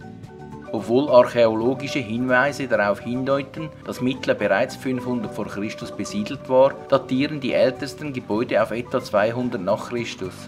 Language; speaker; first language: German; native; German